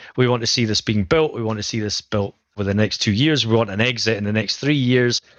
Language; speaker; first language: English; native; English